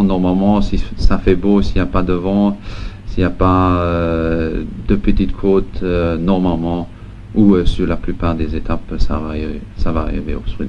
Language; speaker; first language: French; non-native, local second language; Luxembourgish